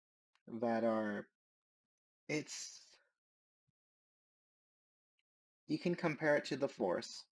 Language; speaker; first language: English; native; English